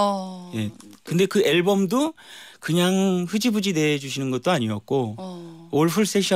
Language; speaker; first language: Korean; native; Korean